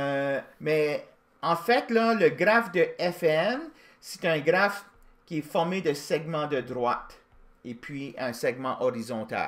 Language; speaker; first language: French; native; French